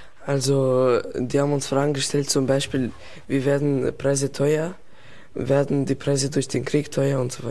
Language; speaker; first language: German; non-native, local second language; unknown